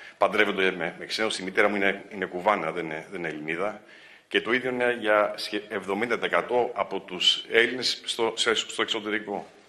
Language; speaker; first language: Greek; early bilingual, heritage; Greek